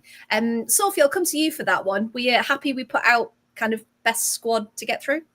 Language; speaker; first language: English; native; English